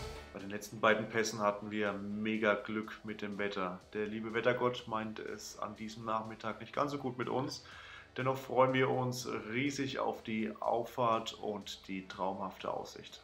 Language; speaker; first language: German; native; German